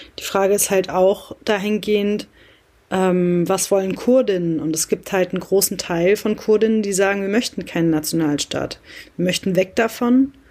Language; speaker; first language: German; early bilingual, other home language; Kurdish